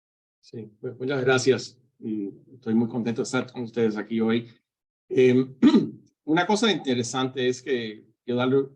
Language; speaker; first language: Spanish; early bilingual, heritage; Spanish